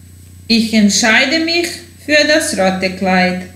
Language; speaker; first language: German; non-native, fluent; Serbian